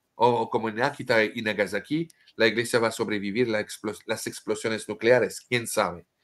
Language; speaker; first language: Spanish; non-native, fluent; French